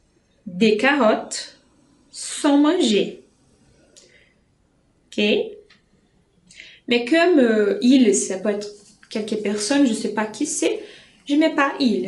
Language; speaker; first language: French; non-native, fluent; Portuguese